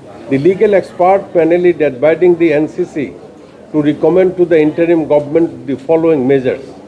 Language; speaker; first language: English; non-native, local second language; Bangla